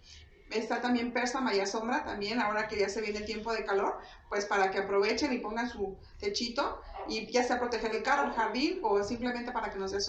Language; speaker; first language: Spanish; native; Spanish